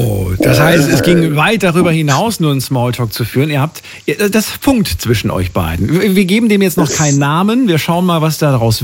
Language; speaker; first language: German; native; German